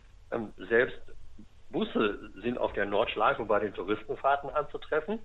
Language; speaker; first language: German; native; German